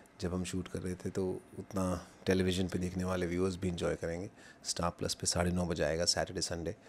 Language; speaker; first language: Hindi; non-native, local second language; Punjabi